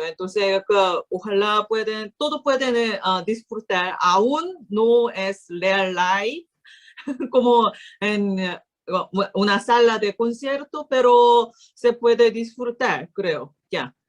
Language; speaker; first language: Spanish; non-native, learner; Korean